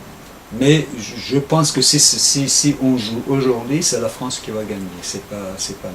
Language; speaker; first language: French; non-native, fluent; Turkish